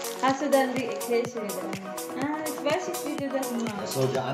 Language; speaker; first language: German; non-native, learner; Filipino